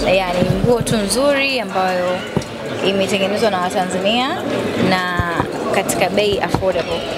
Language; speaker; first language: Swahili; native; Swahili